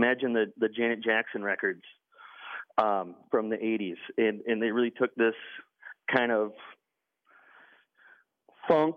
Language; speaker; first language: English; native; English